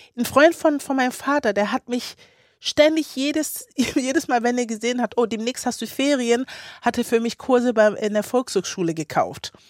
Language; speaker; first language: German; early bilingual, other home language; Akan